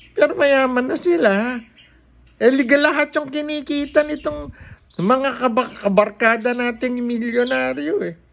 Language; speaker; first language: Filipino; native; Filipino